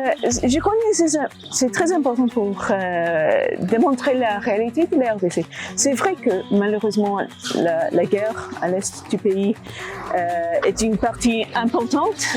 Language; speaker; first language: French; non-native, fluent; English